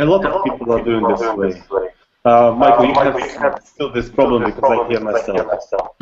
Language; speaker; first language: English; non-native, learner; Russian